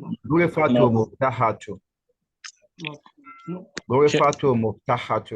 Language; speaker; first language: Arabic; non-native, learner; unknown